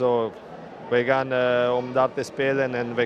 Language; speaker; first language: Dutch; non-native, learner; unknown